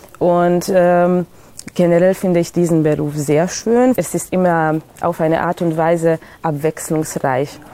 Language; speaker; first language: German; non-native, fluent; Hungarian